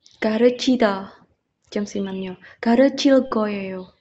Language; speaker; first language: Korean; non-native, learner; Indonesian